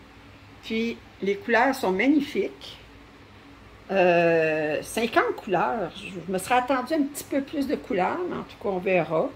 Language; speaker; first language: French; native; French